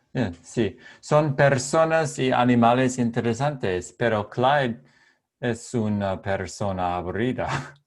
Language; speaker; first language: Spanish; non-native, learner; English